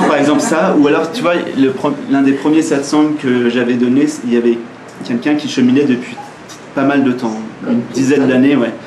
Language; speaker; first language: French; native; French